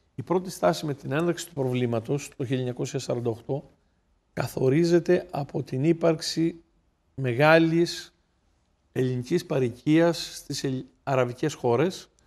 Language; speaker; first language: Greek; native; Greek